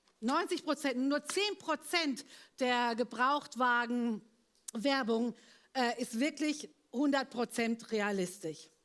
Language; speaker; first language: German; early bilingual, other home language; Italian